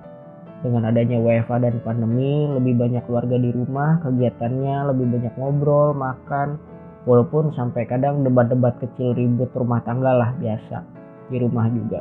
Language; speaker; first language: Indonesian; native; Indonesian